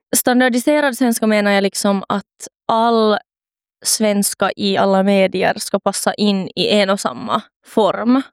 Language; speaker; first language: Swedish; native; Swedish